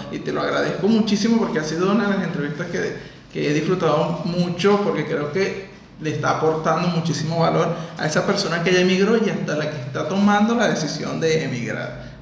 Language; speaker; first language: Spanish; native; Spanish